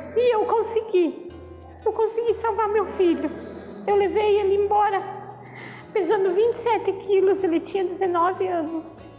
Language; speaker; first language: Portuguese; native; Portuguese